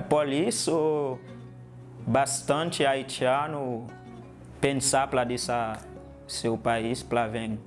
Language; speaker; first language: Portuguese; non-native, learner; Haitian Creole